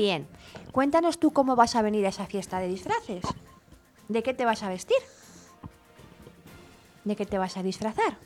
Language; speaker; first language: Spanish; native; Spanish